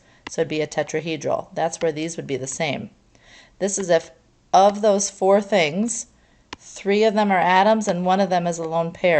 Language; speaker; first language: English; native; English